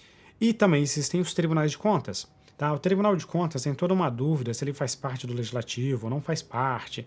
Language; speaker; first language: Portuguese; native; Portuguese